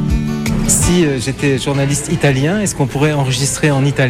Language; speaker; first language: French; native; French